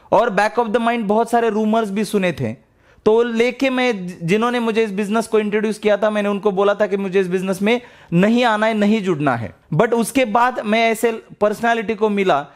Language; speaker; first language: Hindi; non-native, local second language; Marathi